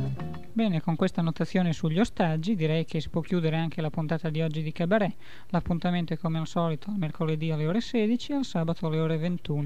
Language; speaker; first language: Italian; native; Italian